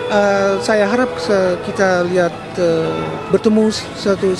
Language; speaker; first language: Indonesian; early bilingual, heritage; Dutch